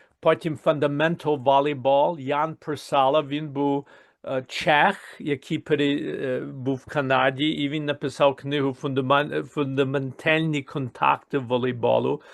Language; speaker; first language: Ukrainian; early bilingual, heritage; Ukrainian